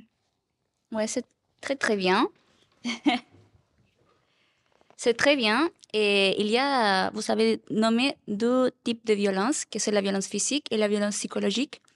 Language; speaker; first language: French; non-native, learner; Spanish